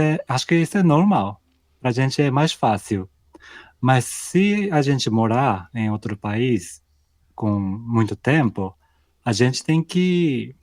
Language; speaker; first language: Portuguese; non-native, fluent; Japanese